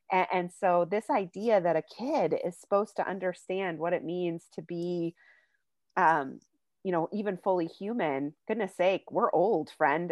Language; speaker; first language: English; native; English